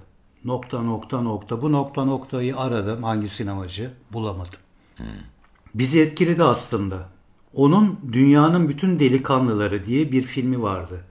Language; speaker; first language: Turkish; native; Turkish